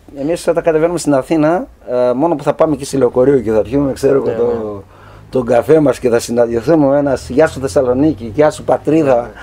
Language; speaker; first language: Greek; native; Greek